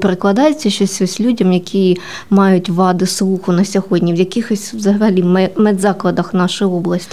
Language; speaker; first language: Ukrainian; native; Ukrainian